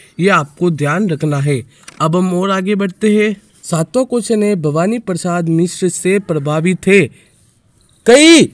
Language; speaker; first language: Hindi; native; Hindi